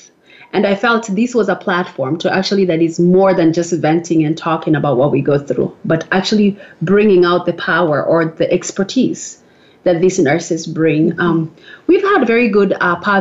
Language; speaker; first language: English; non-native, local second language; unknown